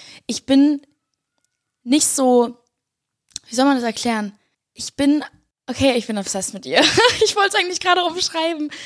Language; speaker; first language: German; native; German